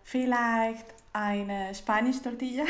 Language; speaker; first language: German; non-native, learner; Spanish